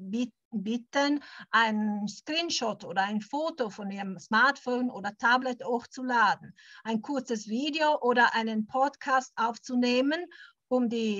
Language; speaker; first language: German; early bilingual, heritage; German